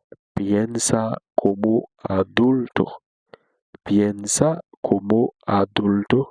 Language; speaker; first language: Spanish; non-native, fluent; Haitian Creole